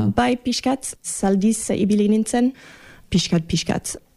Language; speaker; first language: Basque; non-native, learner; English